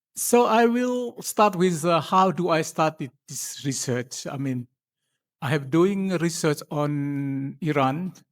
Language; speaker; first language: English; non-native, fluent; Indonesian